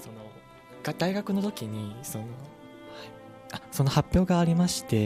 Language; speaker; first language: Japanese; non-native, learner; Chinese